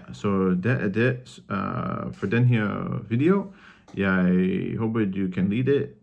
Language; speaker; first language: Danish; non-native, learner; English